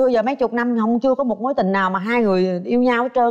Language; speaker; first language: Vietnamese; native; Vietnamese